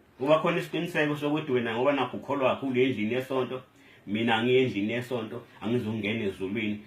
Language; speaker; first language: Zulu; native; Zulu